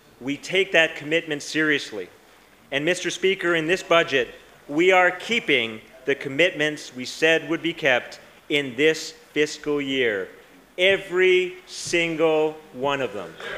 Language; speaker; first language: English; native; English